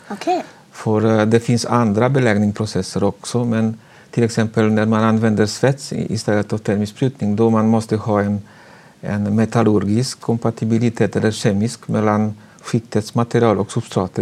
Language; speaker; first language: Swedish; non-native, fluent; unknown